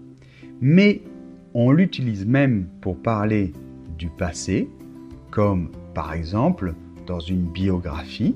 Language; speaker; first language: French; native; French